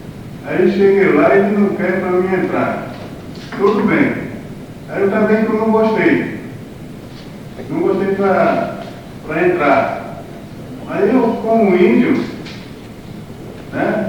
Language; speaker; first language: Portuguese; non-native, local second language; Kayapó